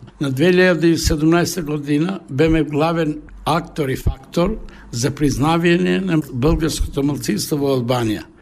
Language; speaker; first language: Bulgarian; early bilingual, heritage; Bulgarian